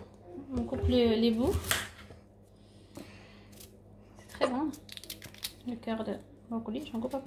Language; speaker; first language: French; native; French